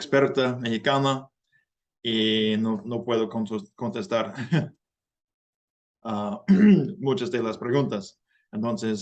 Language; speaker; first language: Spanish; non-native, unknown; English